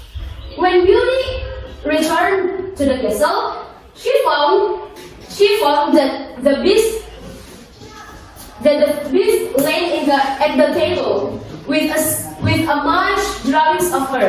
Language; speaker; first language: English; non-native, learner; Indonesian